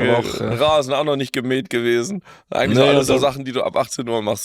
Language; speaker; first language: German; native; German